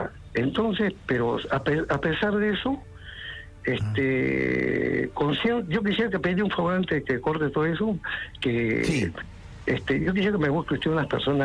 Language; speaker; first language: Spanish; native; Spanish